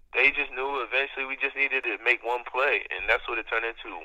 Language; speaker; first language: English; native; English